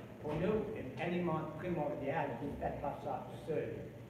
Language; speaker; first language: French; non-native, fluent; English